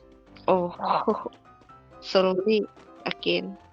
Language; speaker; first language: English; non-native, learner; Thai